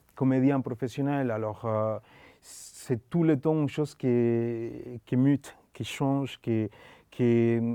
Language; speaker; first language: French; non-native, learner; Spanish